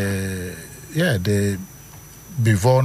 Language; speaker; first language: Dutch; non-native, fluent; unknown